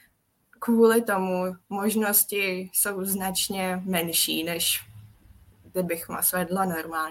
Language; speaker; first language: Czech; non-native, fluent; Japanese